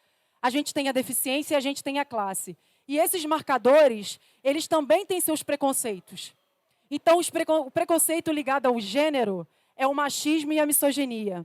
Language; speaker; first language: Portuguese; native; Portuguese